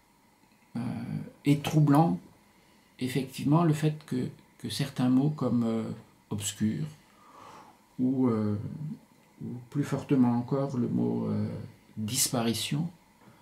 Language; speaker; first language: French; native; French